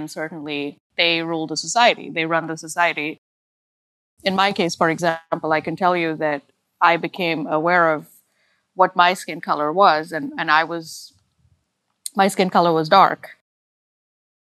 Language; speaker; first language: English; non-native, local second language; Urdu